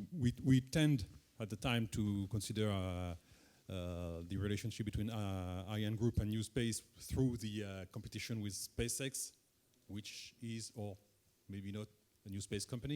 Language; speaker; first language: English; non-native, fluent; French